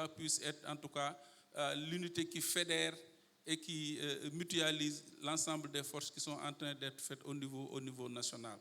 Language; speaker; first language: French; non-native, local second language; Wolof